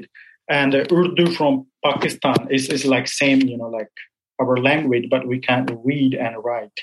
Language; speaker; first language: English; non-native, local second language; Punjabi